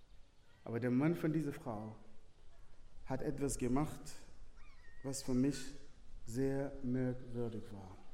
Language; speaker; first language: German; non-native, fluent; Arabic